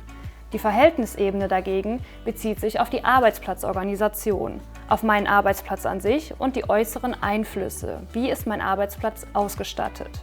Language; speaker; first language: German; native; German